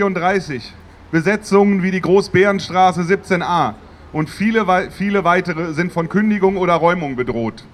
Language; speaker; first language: German; native; German